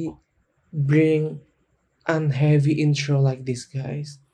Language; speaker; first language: English; non-native, learner; Indonesian